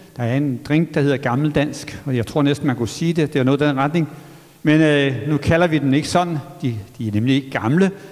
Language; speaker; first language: Danish; native; Danish